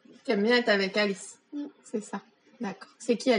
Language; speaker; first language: French; native; French